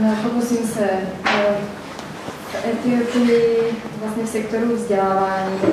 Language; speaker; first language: Czech; native; Czech